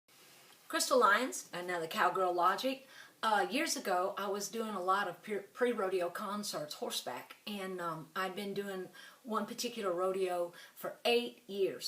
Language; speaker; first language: English; native; English